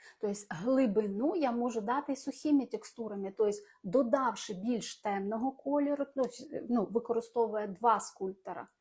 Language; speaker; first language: Ukrainian; non-native, local second language; Russian